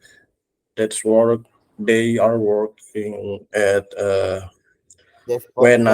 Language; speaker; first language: English; non-native, learner; Indonesian